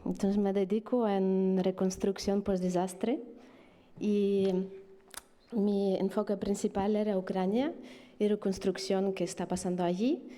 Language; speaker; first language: Spanish; non-native, fluent; Ukrainian